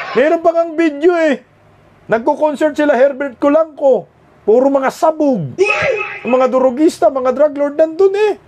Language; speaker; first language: Filipino; non-native, local second language; Cebuano